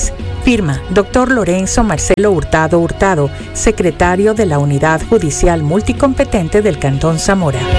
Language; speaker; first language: Spanish; native; Spanish